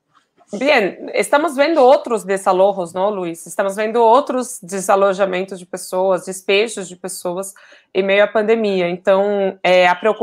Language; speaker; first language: Spanish; non-native, fluent; Portuguese